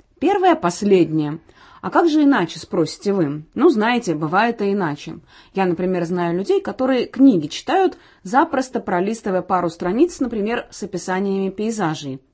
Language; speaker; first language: Russian; native; Russian